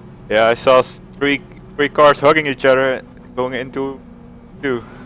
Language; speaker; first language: English; non-native, fluent; Dutch